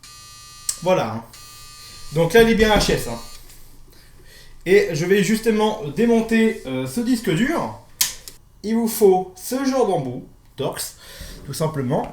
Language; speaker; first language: French; native; French